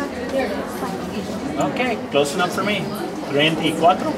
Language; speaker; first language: English; native; English